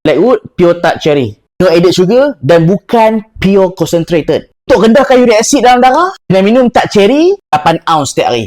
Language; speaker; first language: Malay; native; Malay